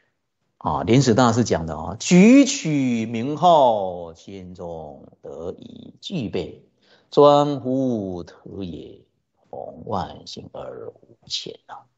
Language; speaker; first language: Chinese; native; Chinese